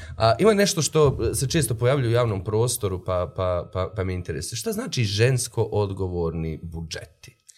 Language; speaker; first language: Bosnian; native; Bosnian